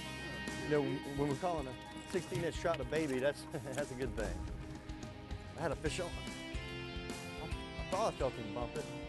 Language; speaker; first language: English; native; English